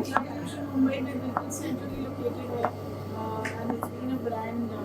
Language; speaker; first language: Hindi; native; Hindi